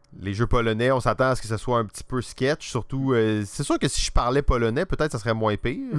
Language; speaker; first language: French; native; French